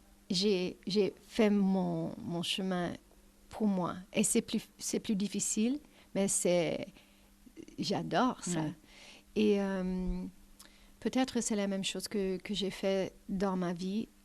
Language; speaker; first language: French; non-native, fluent; English